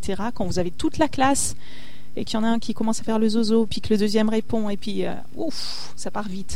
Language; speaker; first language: French; native; French